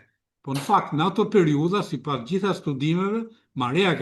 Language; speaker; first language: Albanian; native; Albanian